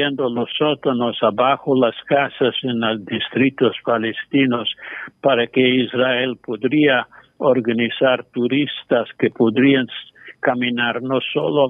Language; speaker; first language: Spanish; non-native, fluent; English